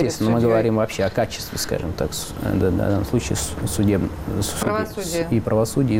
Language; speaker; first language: Russian; native; Russian